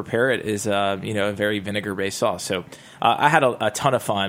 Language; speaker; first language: English; native; English